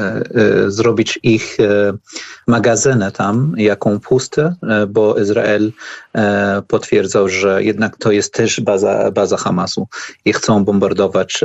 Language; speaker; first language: Polish; non-native, learner; Arabic